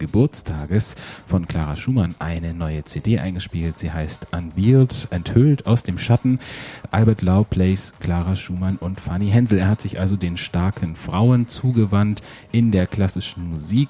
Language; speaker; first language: German; native; German